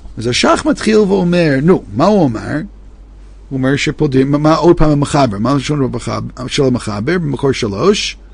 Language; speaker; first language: Hebrew; non-native, fluent; English